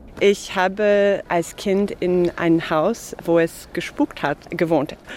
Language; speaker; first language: German; non-native, fluent; English